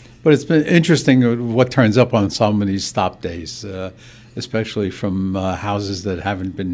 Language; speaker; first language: English; native; English